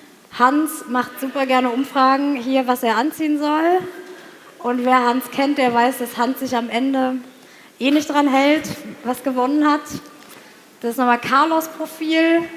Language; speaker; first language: German; native; German